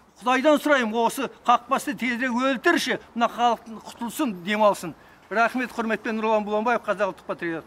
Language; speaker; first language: Kazakh; native; Kazakh